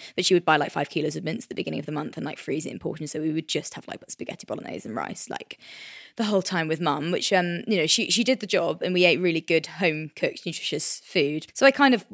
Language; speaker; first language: English; native; English